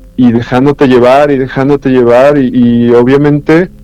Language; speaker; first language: Spanish; native; Spanish